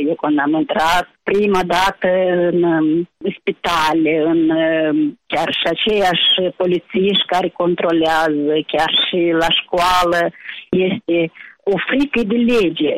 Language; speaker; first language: Romanian; native; Romanian